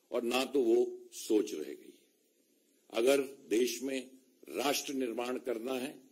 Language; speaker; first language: Hindi; native; Hindi